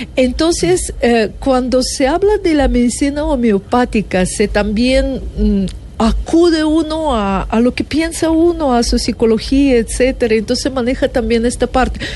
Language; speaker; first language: Spanish; non-native, fluent; Russian